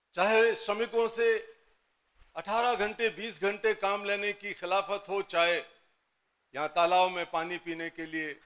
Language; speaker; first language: Hindi; native; Hindi